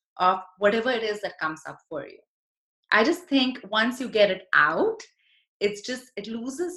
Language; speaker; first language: English; non-native, local second language; Hindi